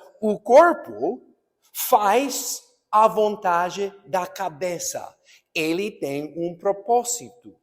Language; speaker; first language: Portuguese; non-native, fluent; English